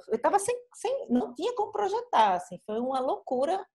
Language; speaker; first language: Portuguese; native; Portuguese